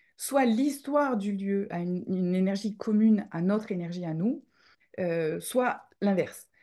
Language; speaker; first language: French; native; French